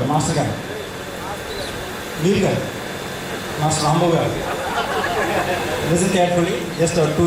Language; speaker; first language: Telugu; native; Telugu